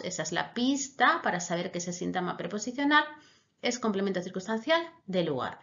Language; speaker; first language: Spanish; native; Spanish